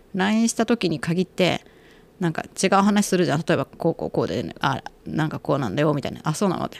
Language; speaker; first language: Japanese; native; Japanese